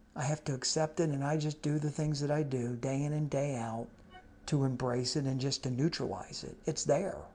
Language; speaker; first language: English; native; English